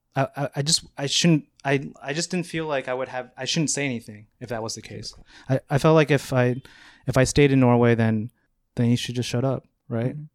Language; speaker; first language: English; native; English